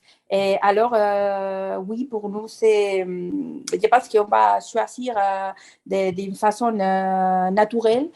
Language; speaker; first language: French; non-native, fluent; Spanish